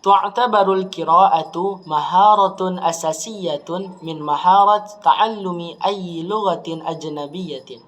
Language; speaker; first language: Arabic; non-native, learner; Indonesian